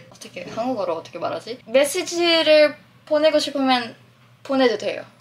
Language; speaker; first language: Korean; non-native, fluent; Filipino